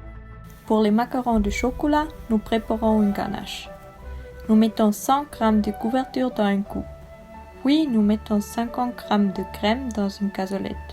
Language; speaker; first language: French; non-native, learner; Swiss German